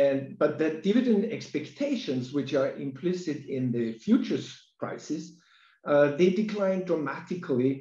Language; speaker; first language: English; non-native, fluent; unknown